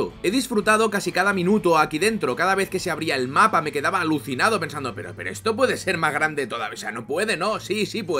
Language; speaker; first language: Spanish; native; Spanish